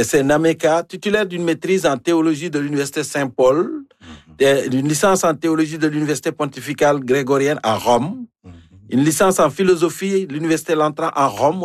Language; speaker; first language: French; native; French